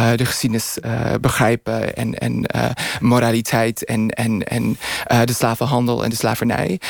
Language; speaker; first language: Dutch; non-native, fluent; English